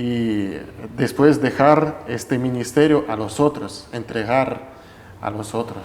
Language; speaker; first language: Spanish; non-native, fluent; Russian